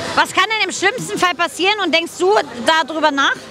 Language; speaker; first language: German; native; German